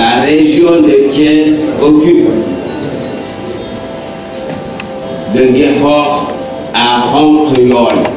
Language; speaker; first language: French; non-native, local second language; Wolof